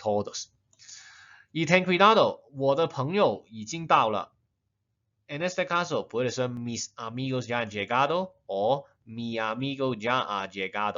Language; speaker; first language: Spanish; non-native, fluent; Chinese